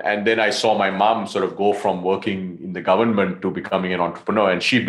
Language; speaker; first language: English; non-native, local second language; Tamil